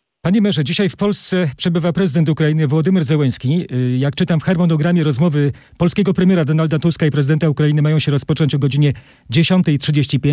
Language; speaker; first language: Polish; native; Polish